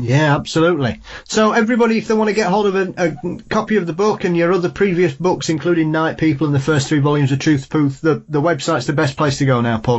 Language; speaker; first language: English; native; English